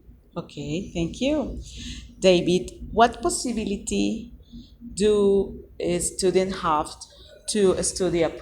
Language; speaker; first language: English; non-native, learner; Spanish